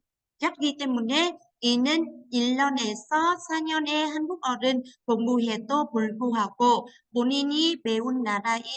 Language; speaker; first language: Korean; non-native, fluent; Vietnamese